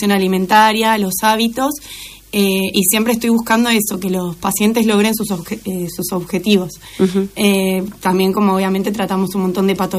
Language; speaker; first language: Spanish; native; Spanish